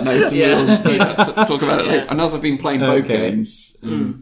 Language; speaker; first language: English; native; English